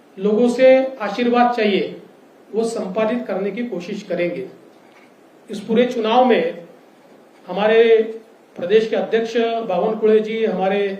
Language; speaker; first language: Hindi; native; Hindi